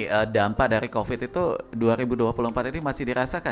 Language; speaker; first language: Indonesian; native; Indonesian